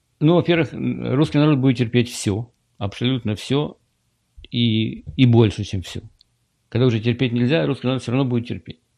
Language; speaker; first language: Russian; native; Russian